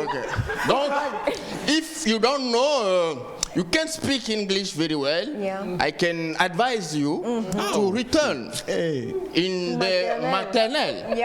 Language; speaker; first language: English; non-native, learner; French